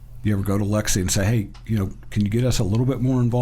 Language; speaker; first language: English; native; English